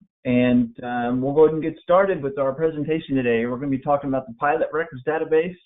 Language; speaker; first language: English; native; English